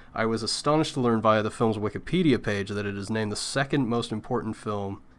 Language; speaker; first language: English; native; English